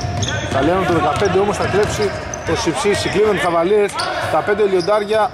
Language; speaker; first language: Greek; native; Greek